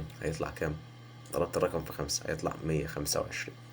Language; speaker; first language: Arabic; native; Arabic